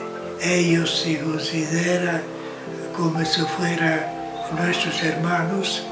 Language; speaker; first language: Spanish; non-native, fluent; Italian